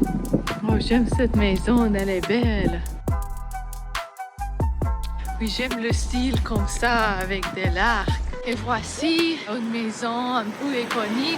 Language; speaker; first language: French; non-native, learner; English